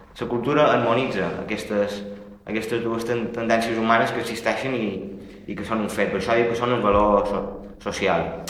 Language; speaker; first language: Catalan; native; Catalan